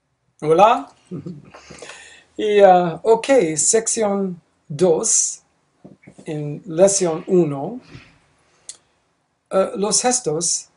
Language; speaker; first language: Spanish; non-native, learner; English